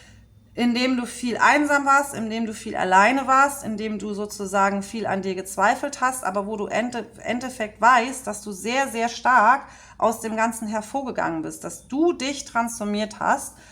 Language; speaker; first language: German; native; German